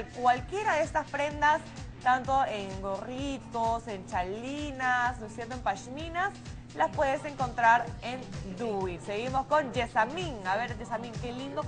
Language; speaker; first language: Spanish; native; Spanish